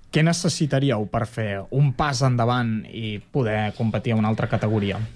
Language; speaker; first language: Catalan; native; Catalan